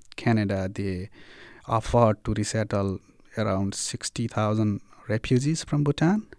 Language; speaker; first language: English; non-native, local second language; Nepali